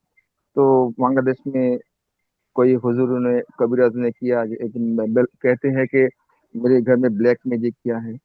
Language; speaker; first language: Hindi; non-native, fluent; Bangla